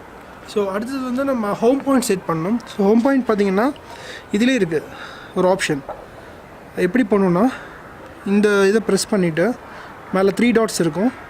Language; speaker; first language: Tamil; native; Tamil